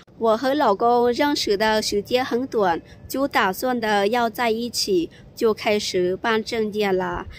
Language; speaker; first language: Chinese; non-native, fluent; Lao